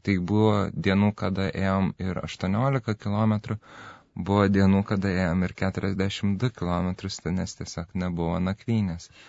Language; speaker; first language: Lithuanian; native; Lithuanian